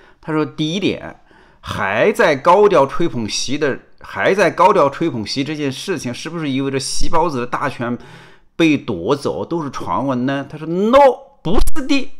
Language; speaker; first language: Chinese; native; Chinese